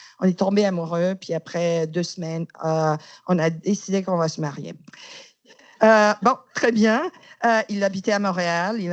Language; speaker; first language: French; non-native, fluent; Romanian